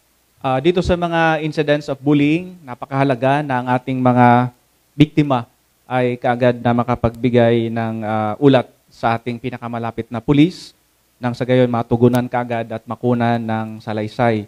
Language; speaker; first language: Filipino; native; Filipino